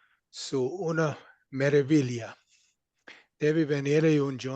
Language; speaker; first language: Italian; non-native, learner; English